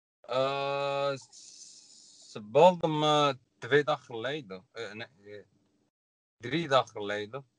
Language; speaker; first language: Dutch; non-native, learner; Arabic